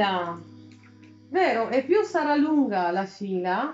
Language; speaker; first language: Italian; native; Italian